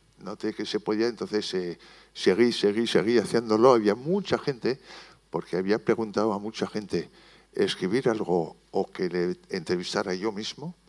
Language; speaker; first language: Spanish; non-native, fluent; French